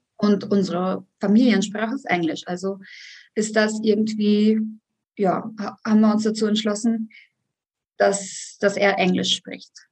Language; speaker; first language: German; early bilingual, other home language; Russian